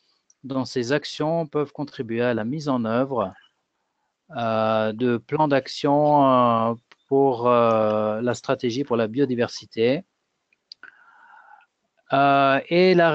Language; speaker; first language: French; native; French